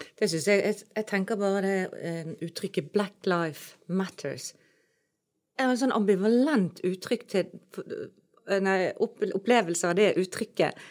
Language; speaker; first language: Norwegian; native; Norwegian